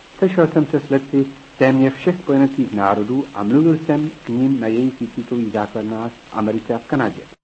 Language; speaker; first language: Czech; native; Czech